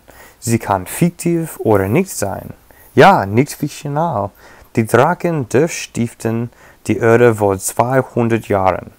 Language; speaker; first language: German; non-native, learner; English